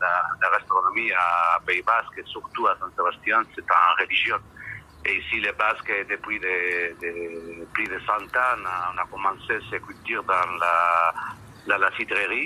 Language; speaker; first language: French; non-native, learner; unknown